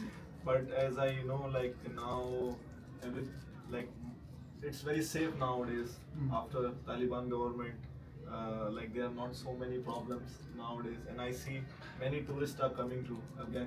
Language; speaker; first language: English; non-native, local second language; Hindi